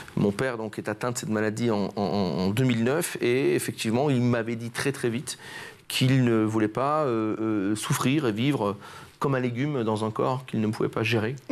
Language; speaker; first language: French; native; French